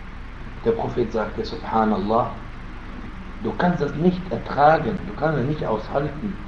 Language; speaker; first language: German; non-native, fluent; Arabic